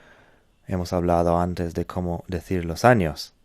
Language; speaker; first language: Spanish; non-native, fluent; English